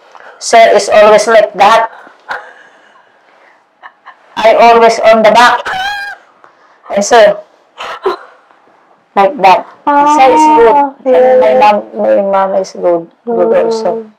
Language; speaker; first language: English; non-native, learner; Indonesian